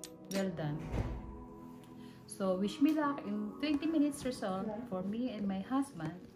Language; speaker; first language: English; non-native, local second language; Filipino